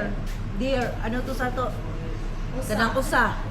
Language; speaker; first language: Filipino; non-native, local second language; Cebuano